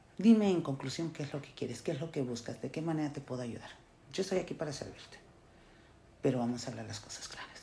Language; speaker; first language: Spanish; native; Spanish